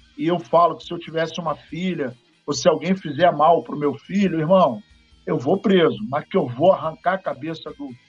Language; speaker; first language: Portuguese; native; Portuguese